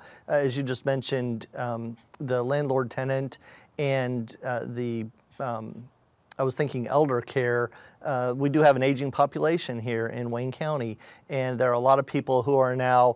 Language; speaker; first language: English; native; English